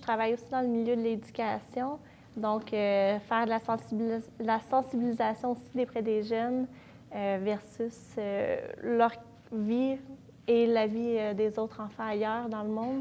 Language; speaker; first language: French; native; French